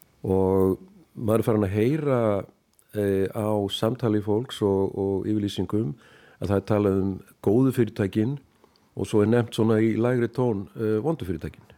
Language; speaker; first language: Icelandic; native; Icelandic